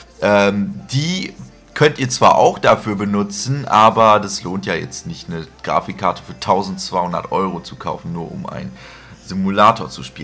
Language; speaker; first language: German; native; German